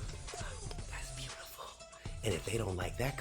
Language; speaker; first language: English; native; English